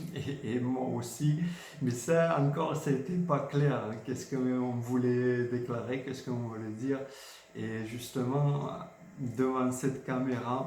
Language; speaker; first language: French; non-native, fluent; Georgian